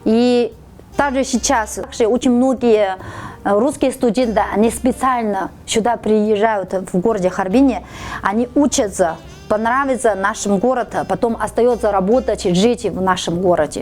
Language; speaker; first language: Russian; non-native, fluent; Chinese